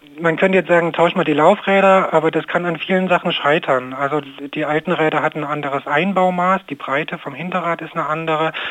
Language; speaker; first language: German; native; German